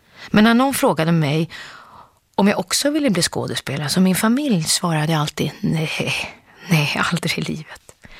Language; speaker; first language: Swedish; native; Swedish